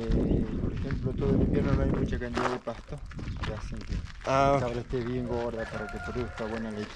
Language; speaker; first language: Spanish; native; Spanish